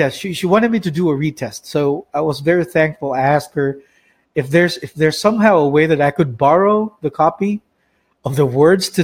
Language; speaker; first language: English; non-native, local second language; Cebuano